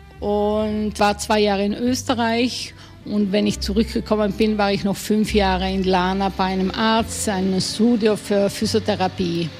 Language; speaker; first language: German; native; German